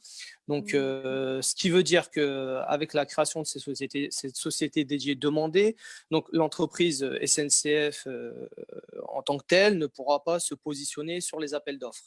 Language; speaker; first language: French; native; French